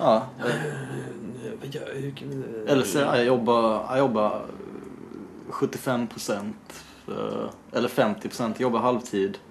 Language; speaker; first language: Swedish; native; Swedish